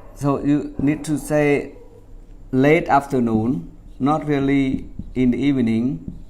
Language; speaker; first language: English; non-native, fluent; Khmer